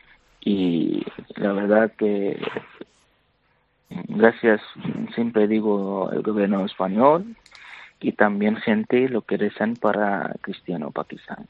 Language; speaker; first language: Spanish; non-native, learner; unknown